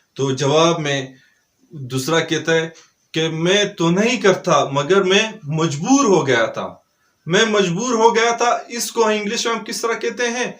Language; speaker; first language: Urdu; non-native, local second language; Pashto